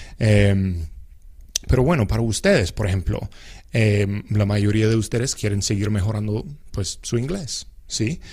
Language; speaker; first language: Spanish; non-native, fluent; English